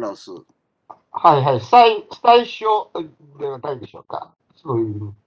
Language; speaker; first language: Japanese; non-native, fluent; Chinese